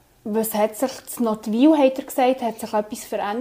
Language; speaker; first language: German; native; German